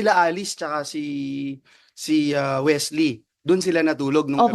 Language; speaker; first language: Filipino; native; Filipino